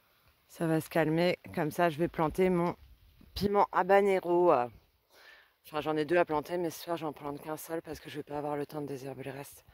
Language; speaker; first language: French; native; French